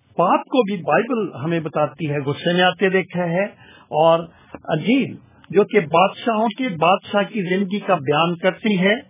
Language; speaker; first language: Urdu; non-native, local second language; Punjabi